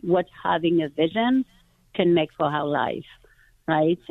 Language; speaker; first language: English; non-native, fluent; French